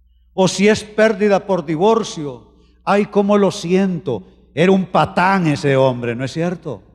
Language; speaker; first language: Spanish; native; Spanish